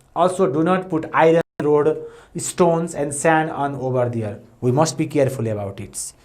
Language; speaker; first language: English; non-native, local second language; Nepali